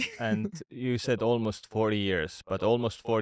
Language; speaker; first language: English; non-native, learner; Estonian